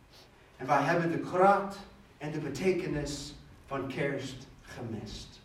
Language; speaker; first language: Dutch; non-native, fluent; English